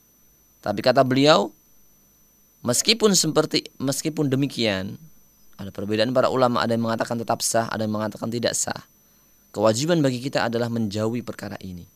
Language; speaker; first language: Indonesian; native; Indonesian